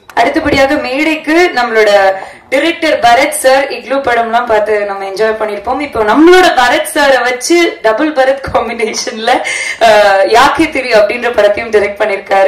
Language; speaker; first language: Tamil; native; Tamil